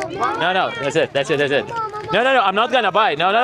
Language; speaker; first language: English; non-native, learner; Lithuanian